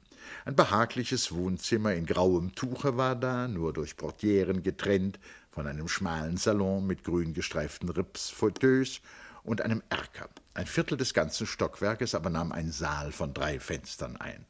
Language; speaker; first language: German; native; German